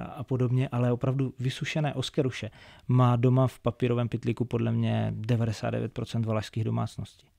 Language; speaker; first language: Czech; native; Czech